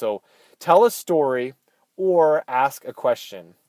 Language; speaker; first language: English; native; English